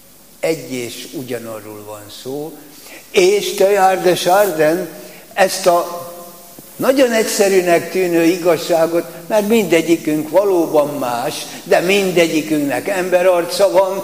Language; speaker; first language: Hungarian; native; Hungarian